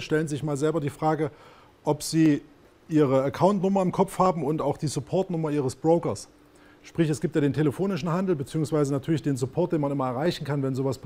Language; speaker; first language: German; native; German